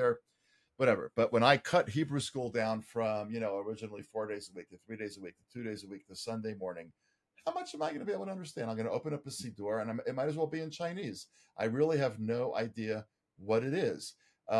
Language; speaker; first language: English; native; English